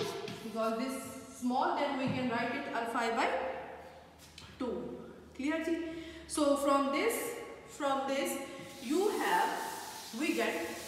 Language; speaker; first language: English; non-native, local second language; Hindi